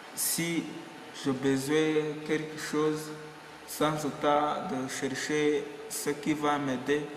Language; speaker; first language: French; non-native, local second language; Kinyarwanda